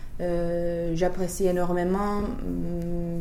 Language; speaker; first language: French; non-native, fluent; Finnish